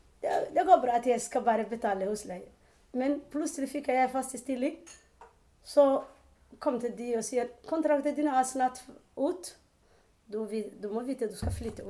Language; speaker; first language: Norwegian; non-native, learner; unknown